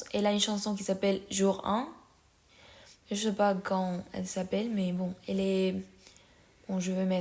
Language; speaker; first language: French; non-native, learner; Spanish